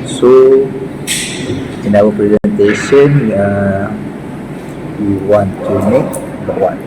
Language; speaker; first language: English; non-native, learner; Malay